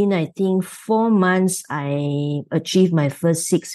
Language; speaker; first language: English; non-native, local second language; Chinese